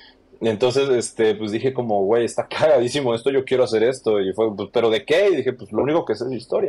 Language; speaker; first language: Spanish; native; Spanish